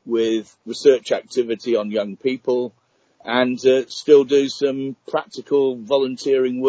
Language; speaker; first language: English; native; English